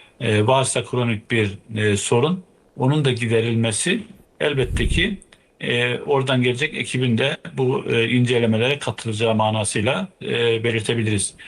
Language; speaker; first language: Turkish; native; Turkish